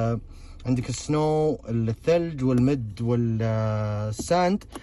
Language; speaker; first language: Arabic; native; Arabic